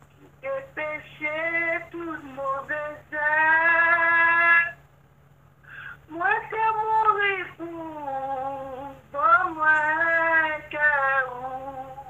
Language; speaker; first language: French; non-native, local second language; Haitian Creole